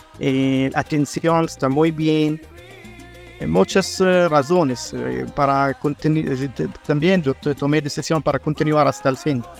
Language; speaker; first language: Spanish; non-native, learner; Arabic